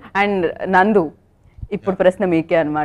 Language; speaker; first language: Telugu; native; Telugu